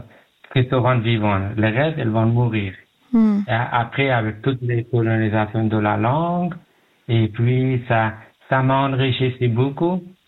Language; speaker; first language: French; non-native, learner; Pashto